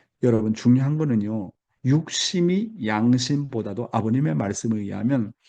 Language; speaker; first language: Korean; native; Korean